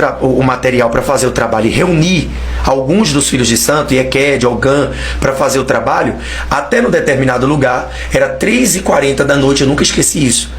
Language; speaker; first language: Portuguese; native; Portuguese